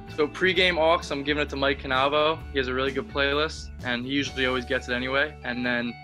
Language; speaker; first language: English; native; English